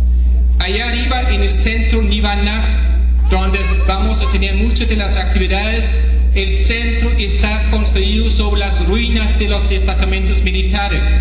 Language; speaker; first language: Spanish; non-native, fluent; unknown